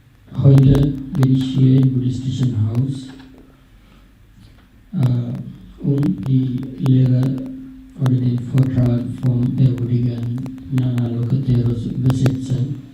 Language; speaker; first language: German; non-native, fluent; Sinhala